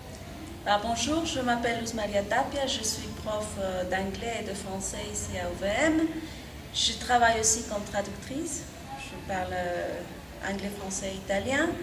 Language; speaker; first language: French; non-native, fluent; Spanish